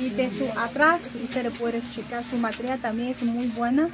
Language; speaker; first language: Spanish; non-native, learner; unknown